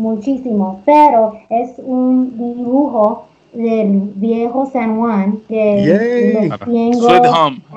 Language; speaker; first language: Spanish; early bilingual, heritage; Spanish